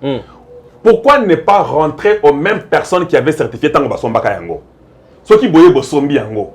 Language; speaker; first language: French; non-native, local second language; Lingala